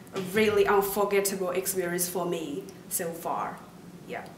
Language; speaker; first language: English; non-native, fluent; Chinese